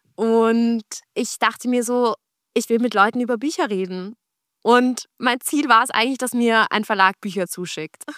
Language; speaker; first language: German; native; German